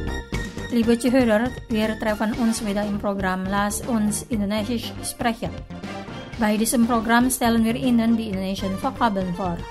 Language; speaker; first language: German; non-native, fluent; Indonesian